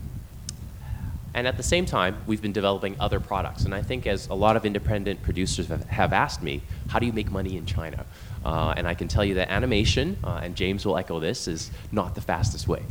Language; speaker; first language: English; non-native, fluent; Chinese